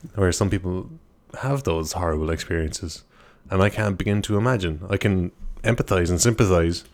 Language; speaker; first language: English; native; English